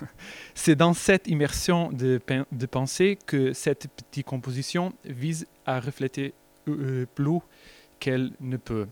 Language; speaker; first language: French; non-native, learner; Portuguese